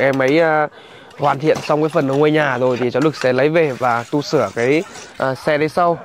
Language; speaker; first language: Vietnamese; native; Vietnamese